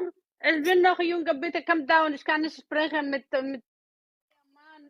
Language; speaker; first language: German; non-native, learner; Oromo